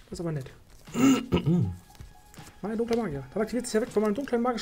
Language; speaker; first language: German; native; German